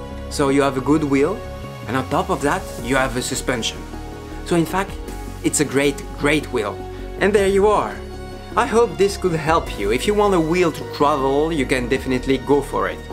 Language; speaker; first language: English; non-native, learner; French